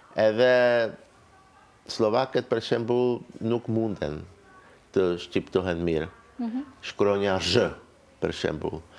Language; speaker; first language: Albanian; non-native, fluent; Czech